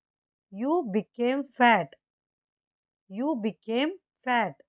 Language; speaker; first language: English; non-native, local second language; Tamil